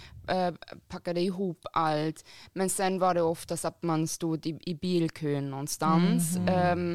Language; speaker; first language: Swedish; non-native, fluent; German